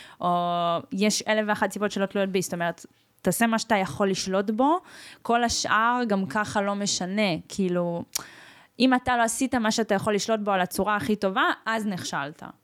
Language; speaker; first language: Hebrew; early bilingual, other home language; Russian